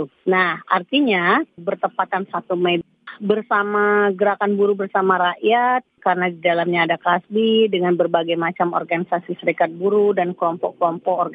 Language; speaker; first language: Indonesian; native; Indonesian